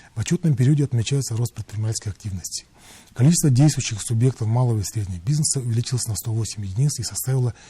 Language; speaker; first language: Russian; non-native, local second language; Kazakh